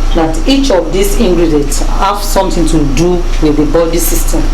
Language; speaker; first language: English; non-native, local second language; Yoruba